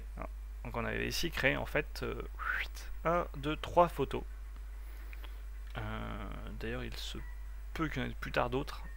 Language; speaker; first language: French; native; French